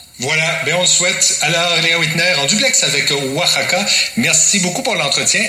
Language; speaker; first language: French; native; French